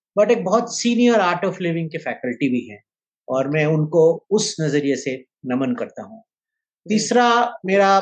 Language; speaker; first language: Hindi; native; Hindi